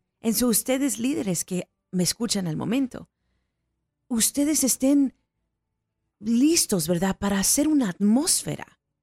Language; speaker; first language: Spanish; early bilingual, heritage; Spanish